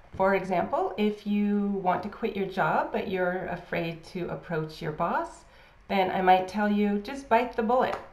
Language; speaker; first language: English; native; English